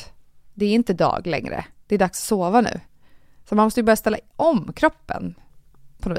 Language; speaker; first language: Swedish; native; Swedish